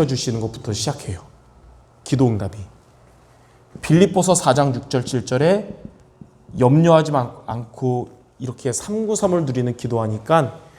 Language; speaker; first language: Korean; native; Korean